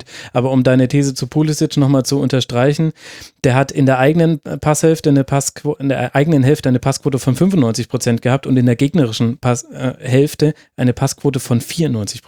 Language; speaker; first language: German; native; German